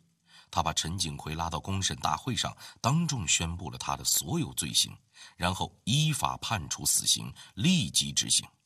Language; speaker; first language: Chinese; native; Chinese